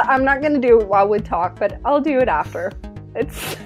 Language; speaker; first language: English; non-native, fluent; Danish